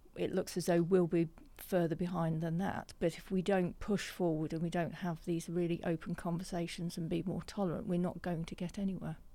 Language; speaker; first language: English; native; English